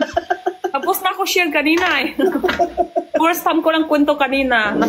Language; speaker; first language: Filipino; non-native, learner; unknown